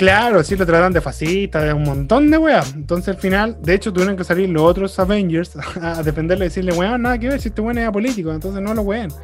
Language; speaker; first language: Spanish; native; Spanish